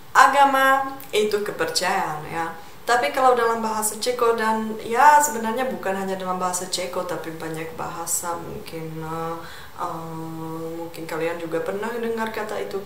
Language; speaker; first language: Indonesian; non-native, fluent; Czech